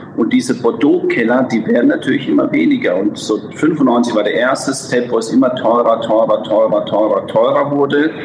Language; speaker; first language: German; non-native, fluent; Croatian